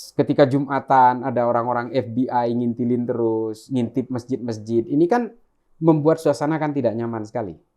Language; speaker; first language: Indonesian; non-native, local second language; Madurese